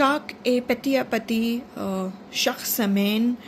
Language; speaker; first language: French; non-native, fluent; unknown